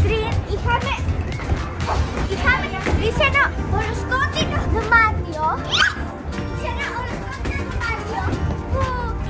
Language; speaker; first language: Greek; early bilingual, heritage; Greek